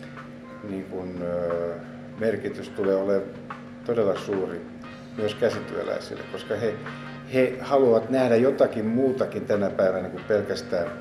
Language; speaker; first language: Finnish; native; Finnish